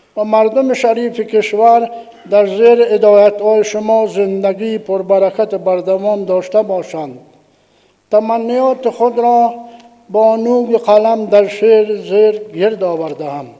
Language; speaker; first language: Tajik; non-native, local second language; Shughni